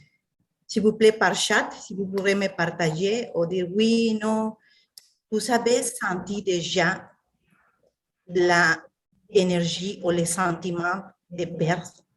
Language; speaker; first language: French; non-native, fluent; Spanish